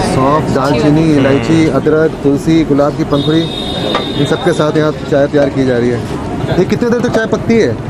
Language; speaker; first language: Hindi; native; Hindi